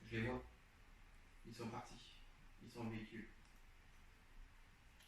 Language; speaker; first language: French; native; French